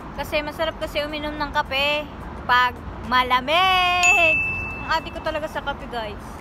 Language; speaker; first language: Filipino; native; Filipino